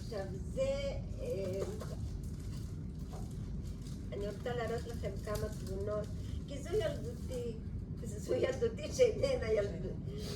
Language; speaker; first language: Hebrew; early bilingual, other home language; Bulgarian